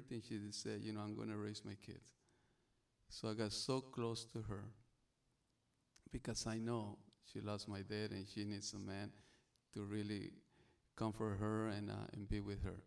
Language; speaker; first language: English; non-native, learner; Spanish